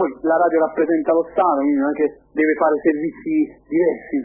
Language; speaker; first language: Italian; native; Italian